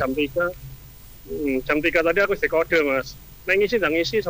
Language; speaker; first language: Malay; non-native, local second language; Javanese